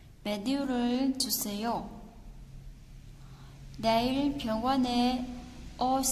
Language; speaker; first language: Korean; non-native, fluent; Vietnamese